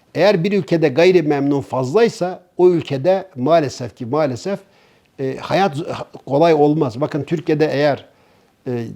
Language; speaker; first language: Turkish; native; Turkish